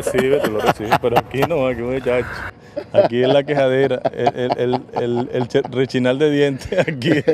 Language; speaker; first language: Spanish; native; Spanish